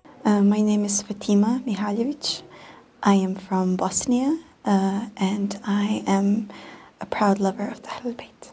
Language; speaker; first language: English; non-native, fluent; Bosnian